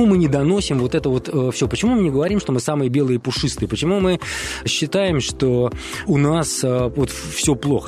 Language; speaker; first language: Russian; native; Russian